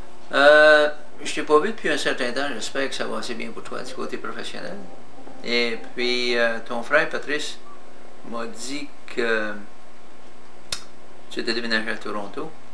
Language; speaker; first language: French; native; French